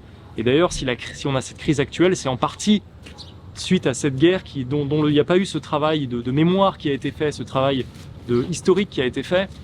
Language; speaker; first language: French; native; French